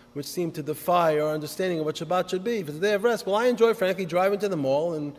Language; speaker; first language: English; native; English